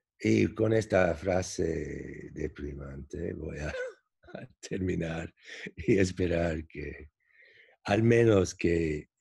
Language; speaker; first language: Spanish; non-native, fluent; English